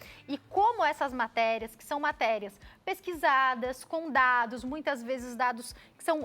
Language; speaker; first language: Portuguese; native; Portuguese